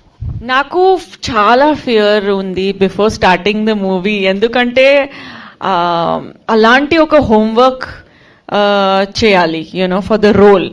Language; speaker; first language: Telugu; non-native, learner; Hindi